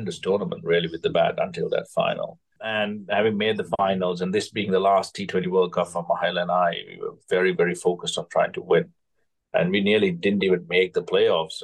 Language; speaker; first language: English; non-native, local second language; Sinhala